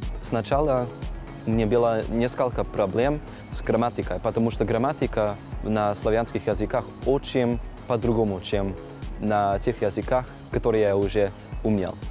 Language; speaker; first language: Russian; non-native, learner; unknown